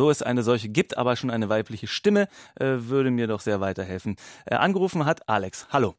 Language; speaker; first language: German; native; German